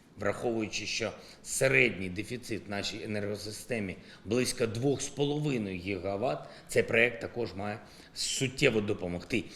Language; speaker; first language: Ukrainian; non-native, local second language; Russian